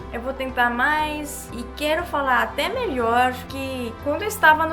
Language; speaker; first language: Portuguese; non-native, fluent; Korean